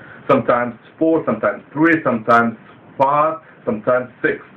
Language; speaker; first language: English; non-native, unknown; Greek